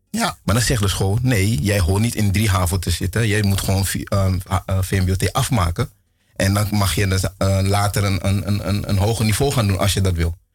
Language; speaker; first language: Dutch; early bilingual, other home language; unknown